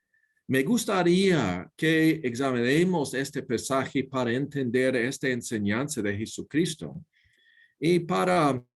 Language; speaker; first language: Spanish; non-native, learner; English